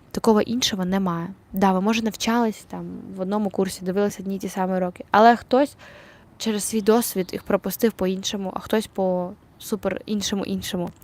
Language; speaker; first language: Ukrainian; non-native, local second language; Russian